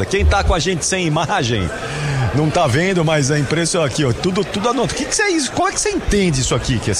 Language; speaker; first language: Portuguese; native; Portuguese